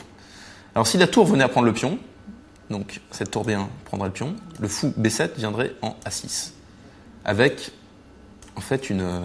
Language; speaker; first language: French; native; French